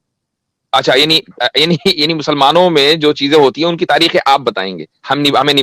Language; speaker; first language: Hindi; native; Hindi